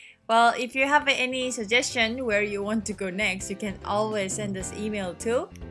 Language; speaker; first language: English; non-native, fluent; Korean